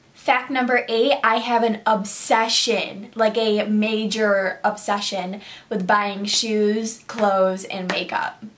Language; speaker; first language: English; native; English